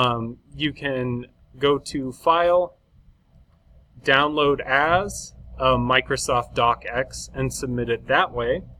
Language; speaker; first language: English; native; English